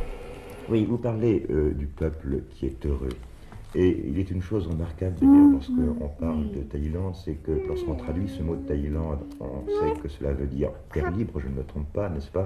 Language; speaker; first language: French; native; French